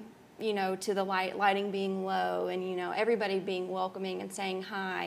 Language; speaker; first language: English; native; English